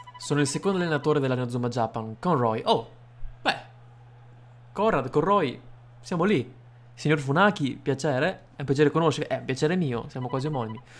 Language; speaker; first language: Italian; native; Italian